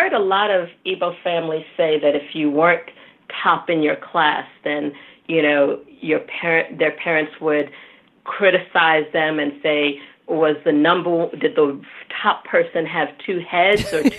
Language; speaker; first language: English; native; English